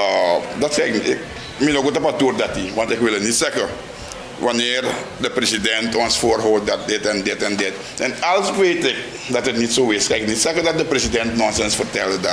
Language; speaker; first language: Dutch; non-native, local second language; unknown